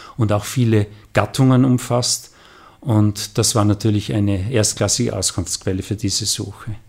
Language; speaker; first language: German; native; German